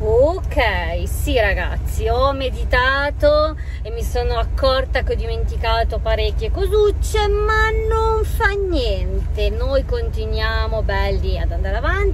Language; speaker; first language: Italian; native; Italian